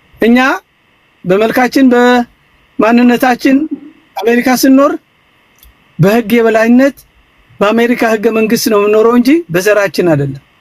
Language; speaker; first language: Amharic; native; Amharic